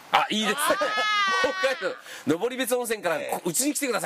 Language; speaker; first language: Japanese; native; Japanese